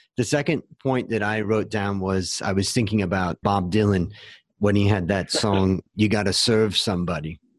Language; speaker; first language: English; native; English